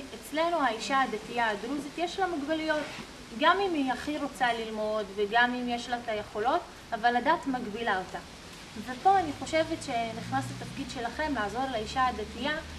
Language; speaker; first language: Hebrew; non-native, local second language; Arabic